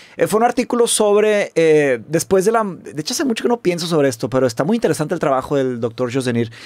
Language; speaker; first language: Spanish; native; Spanish